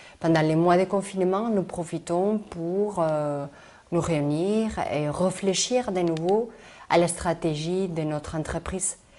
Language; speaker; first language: French; non-native, fluent; Spanish